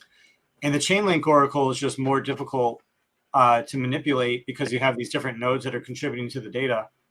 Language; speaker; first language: English; native; English